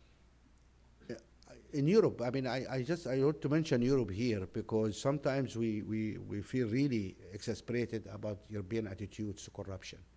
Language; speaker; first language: English; non-native, fluent; Arabic